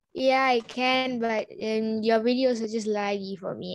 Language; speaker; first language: English; non-native, fluent; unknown